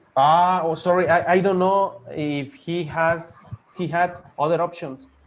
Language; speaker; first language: English; non-native, learner; Spanish